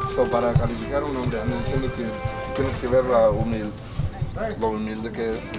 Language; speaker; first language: Spanish; early bilingual, heritage; Spanish